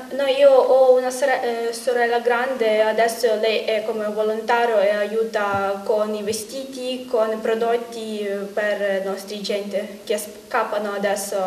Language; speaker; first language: Italian; non-native, learner; Ukrainian